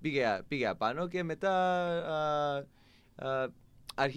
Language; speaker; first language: Greek; non-native, fluent; English